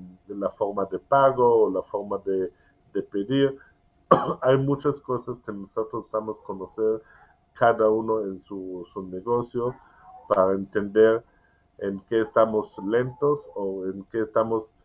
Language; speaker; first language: Spanish; non-native, learner; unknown